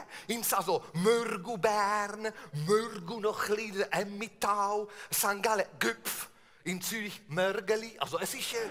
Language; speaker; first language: German; non-native, fluent; Italian